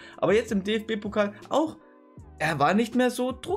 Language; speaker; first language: German; native; German